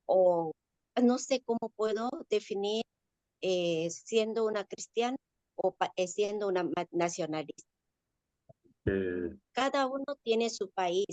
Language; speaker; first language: Spanish; non-native, learner; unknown